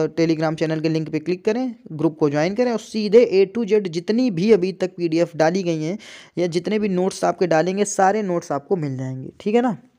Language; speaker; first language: Hindi; native; Hindi